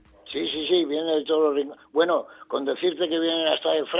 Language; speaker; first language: Spanish; native; Spanish